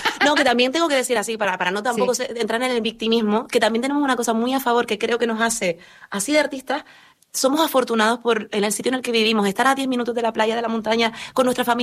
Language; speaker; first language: Spanish; native; Spanish